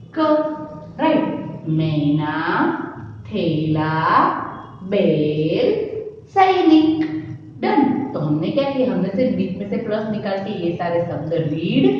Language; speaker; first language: Hindi; non-native, local second language; Gujarati